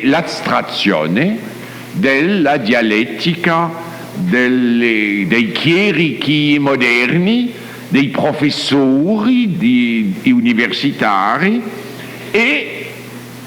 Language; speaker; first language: Italian; non-native, fluent; French